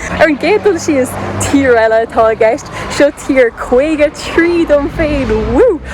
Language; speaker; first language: Irish; native; Irish